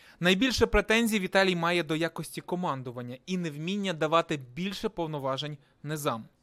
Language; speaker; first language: Ukrainian; native; Ukrainian